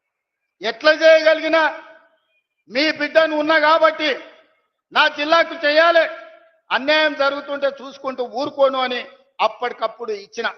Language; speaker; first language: Telugu; native; Telugu